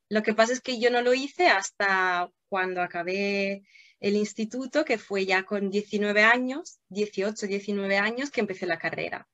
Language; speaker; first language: Spanish; non-native, fluent; Italian